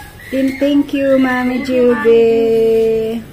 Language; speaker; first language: English; non-native, local second language; Filipino